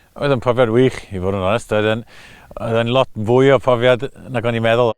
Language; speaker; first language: Welsh; non-native, local second language; English